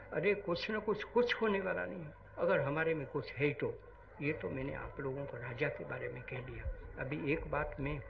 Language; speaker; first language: Hindi; non-native, local second language; Gujarati